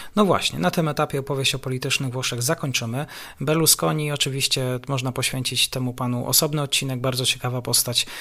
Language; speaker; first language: Polish; native; Polish